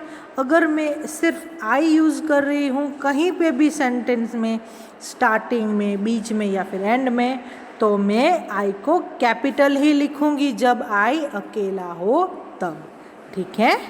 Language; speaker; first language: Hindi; native; Hindi